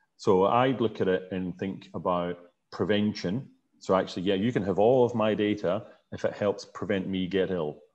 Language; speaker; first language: English; native; English